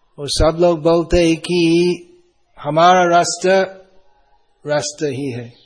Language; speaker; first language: Hindi; non-native, fluent; English